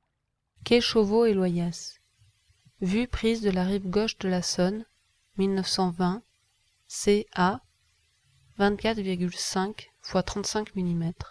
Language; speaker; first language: French; native; French